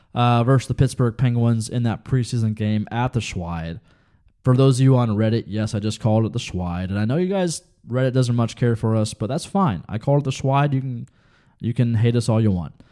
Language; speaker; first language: English; native; English